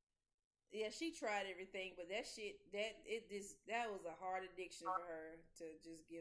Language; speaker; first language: English; native; English